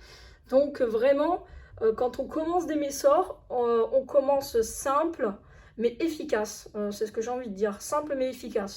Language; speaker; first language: French; native; French